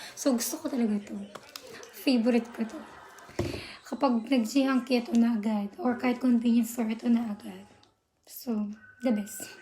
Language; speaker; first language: Filipino; native; Filipino